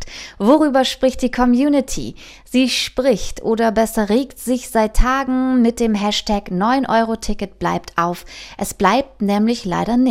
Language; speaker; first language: German; native; German